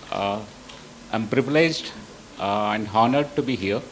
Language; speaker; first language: English; non-native, local second language; Telugu